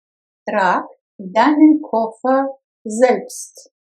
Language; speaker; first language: German; non-native, fluent; Russian